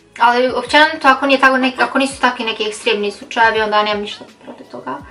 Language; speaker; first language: Bosnian; early bilingual, heritage; Bosnian